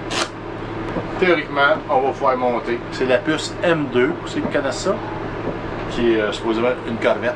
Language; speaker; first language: French; native; French